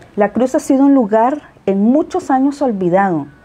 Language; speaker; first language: Spanish; native; Spanish